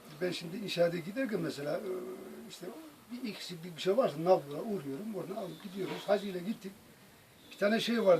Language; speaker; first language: Turkish; native; Turkish